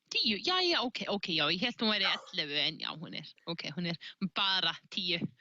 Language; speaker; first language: Icelandic; native; Icelandic